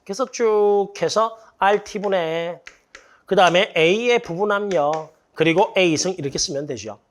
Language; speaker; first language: Korean; native; Korean